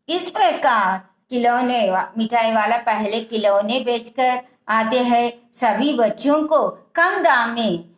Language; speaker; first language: Hindi; non-native, local second language; Telugu